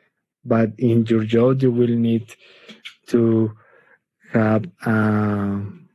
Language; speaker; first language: English; non-native, learner; Spanish